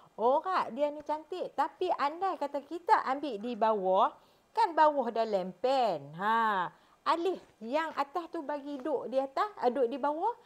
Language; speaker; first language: Malay; native; Malay